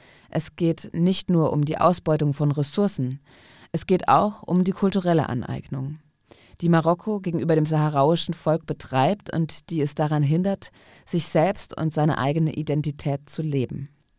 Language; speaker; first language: German; non-native, fluent; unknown